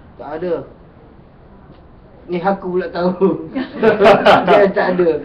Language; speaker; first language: Malay; native; Malay